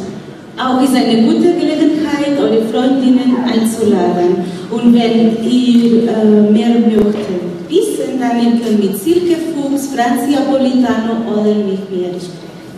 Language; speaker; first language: German; non-native, learner; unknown